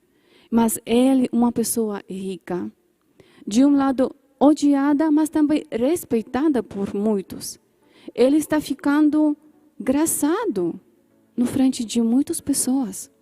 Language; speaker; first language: Portuguese; non-native, fluent; Polish